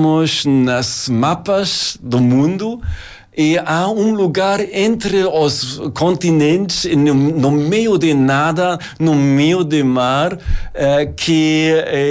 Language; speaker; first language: Portuguese; non-native, learner; German